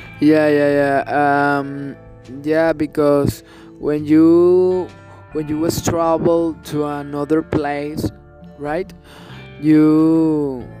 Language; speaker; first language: English; non-native, learner; Spanish